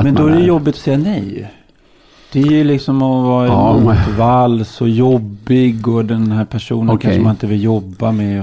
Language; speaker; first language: Swedish; native; Swedish